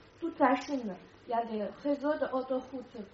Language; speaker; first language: French; non-native, learner; Chinese